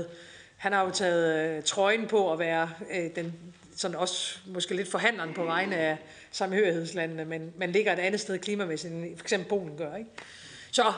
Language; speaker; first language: Danish; native; Danish